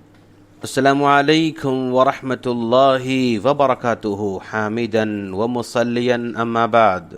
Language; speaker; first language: Arabic; non-native, fluent; Urdu